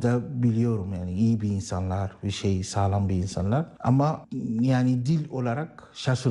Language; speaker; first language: Turkish; non-native, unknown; Arabic